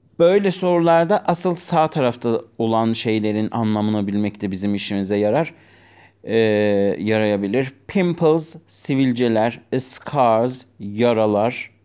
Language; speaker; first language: Turkish; non-native, fluent; Azerbaijani